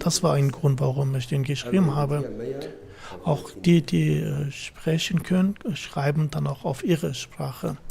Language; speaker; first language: German; non-native, fluent; Kurdish